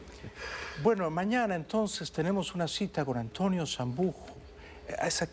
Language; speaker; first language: Spanish; native; Spanish